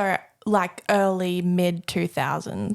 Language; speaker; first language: English; native; English